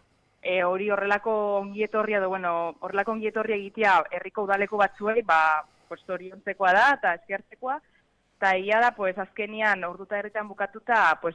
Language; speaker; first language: Basque; native; Basque